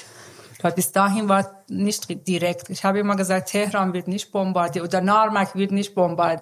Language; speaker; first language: German; non-native, fluent; Persian